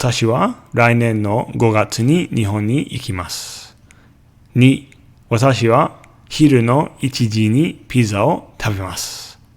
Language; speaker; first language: Japanese; non-native, fluent; English